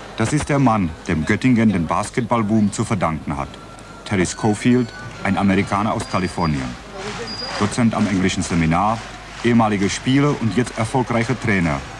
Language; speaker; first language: German; non-native, fluent; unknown